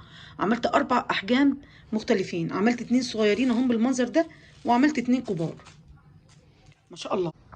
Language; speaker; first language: Arabic; native; Arabic